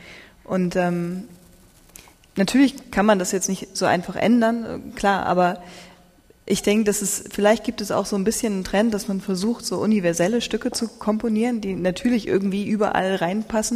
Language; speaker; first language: German; native; German